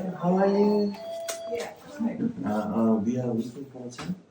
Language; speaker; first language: English; non-native, learner; Korean